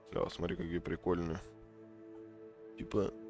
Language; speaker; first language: Russian; native; Russian